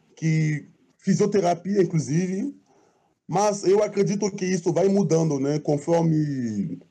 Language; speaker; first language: Portuguese; non-native, fluent; French